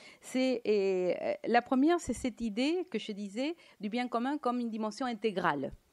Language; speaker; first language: French; non-native, fluent; Spanish